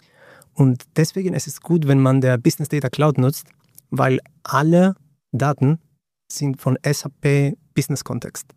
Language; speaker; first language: German; non-native, fluent; Greek